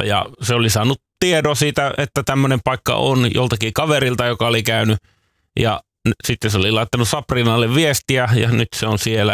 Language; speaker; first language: Finnish; native; Finnish